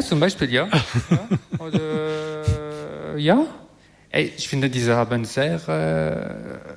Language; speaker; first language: German; non-native, learner; French